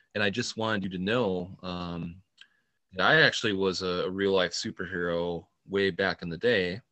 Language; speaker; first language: English; native; English